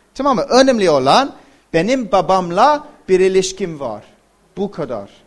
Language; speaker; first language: Turkish; non-native, fluent; English